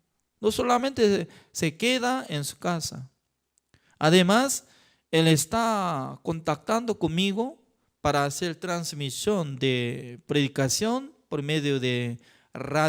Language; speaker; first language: Spanish; non-native, fluent; Korean